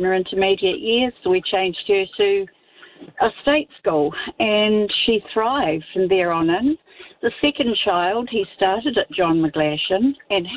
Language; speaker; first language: English; native; English